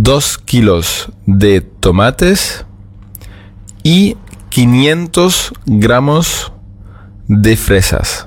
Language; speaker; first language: Spanish; non-native, fluent; German